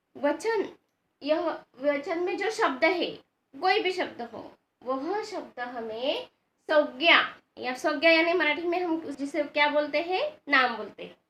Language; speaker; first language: Hindi; non-native, local second language; Marathi